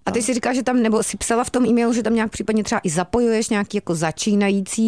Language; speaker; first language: Czech; native; Czech